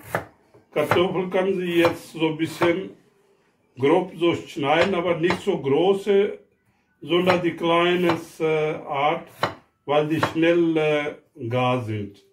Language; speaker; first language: German; non-native, learner; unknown